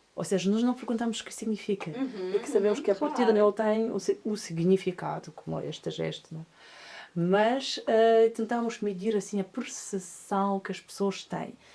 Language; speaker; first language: Portuguese; non-native, fluent; Russian